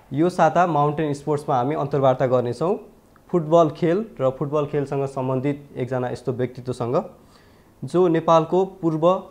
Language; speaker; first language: Nepali; native; Nepali